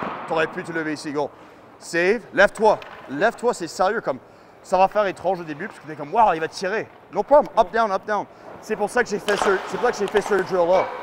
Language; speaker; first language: French; native; French